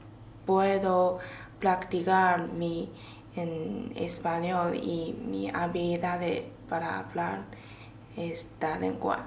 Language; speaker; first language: Spanish; non-native, learner; Chinese